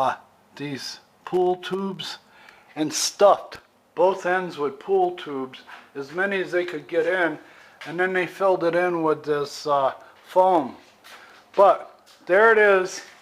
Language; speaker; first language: English; native; English